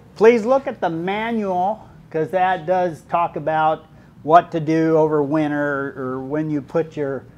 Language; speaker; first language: English; native; English